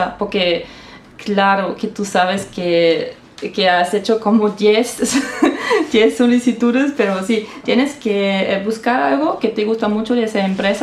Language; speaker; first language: Spanish; non-native, fluent; German